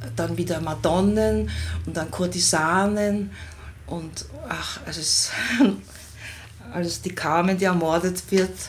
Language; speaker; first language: German; native; German